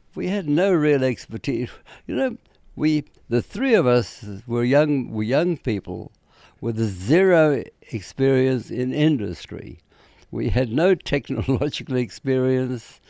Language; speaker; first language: English; native; English